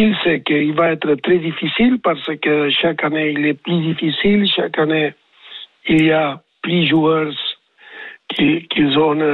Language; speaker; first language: French; non-native, learner; Spanish